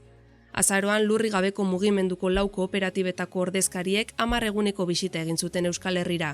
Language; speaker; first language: Basque; native; Basque